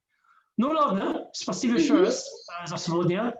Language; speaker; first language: Russian; non-native, learner; English